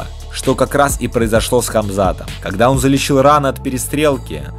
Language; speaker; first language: Russian; native; Russian